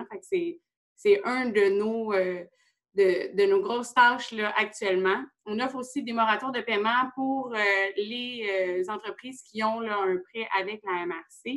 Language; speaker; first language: French; native; French